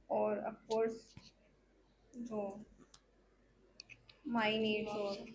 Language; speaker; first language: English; non-native, learner; Hindi